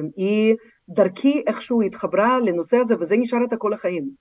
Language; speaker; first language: Hebrew; non-native, fluent; Russian